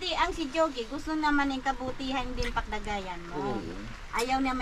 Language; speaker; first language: Filipino; non-native, local second language; Bikol